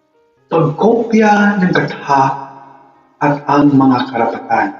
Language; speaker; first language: Filipino; native; Filipino